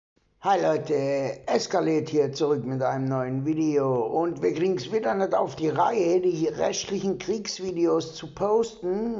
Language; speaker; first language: German; native; German